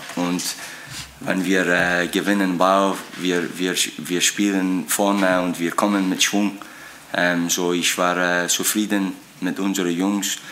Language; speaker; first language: German; non-native, fluent; English